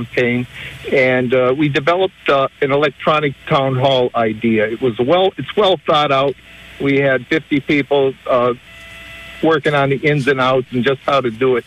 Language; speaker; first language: English; native; English